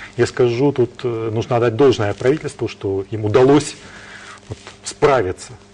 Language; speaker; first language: Russian; native; Russian